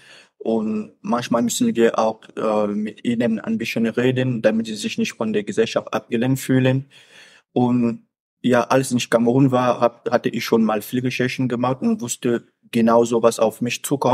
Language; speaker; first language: German; non-native, fluent; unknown